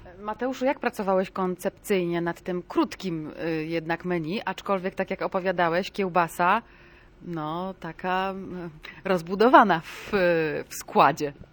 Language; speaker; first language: Polish; native; Polish